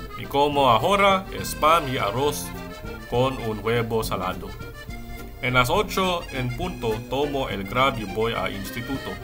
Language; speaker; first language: Spanish; non-native, learner; English